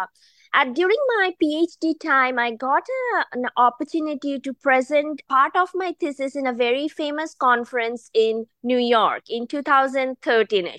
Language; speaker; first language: English; non-native, local second language; Bangla